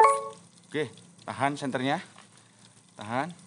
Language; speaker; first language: Indonesian; native; Indonesian